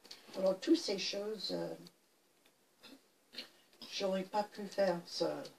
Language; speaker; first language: French; non-native, fluent; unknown